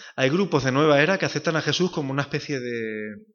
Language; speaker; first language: Spanish; native; Spanish